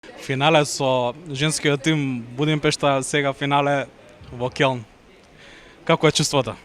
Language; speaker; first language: Macedonian; native; Macedonian